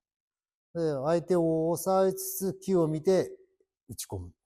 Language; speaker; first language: Japanese; native; Japanese